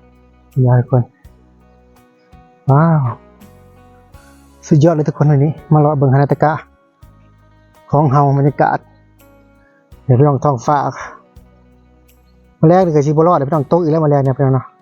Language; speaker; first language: Thai; non-native, local second language; Lao